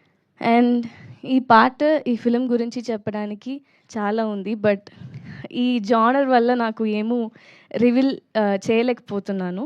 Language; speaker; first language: Telugu; non-native, learner; Tamil